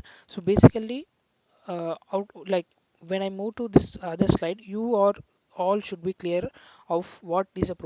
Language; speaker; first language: English; non-native, local second language; Telugu